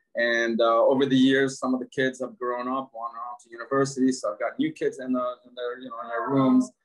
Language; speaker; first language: English; non-native, fluent; Arabic